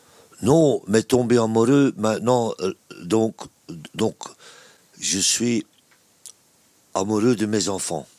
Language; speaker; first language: French; non-native, local second language; Dutch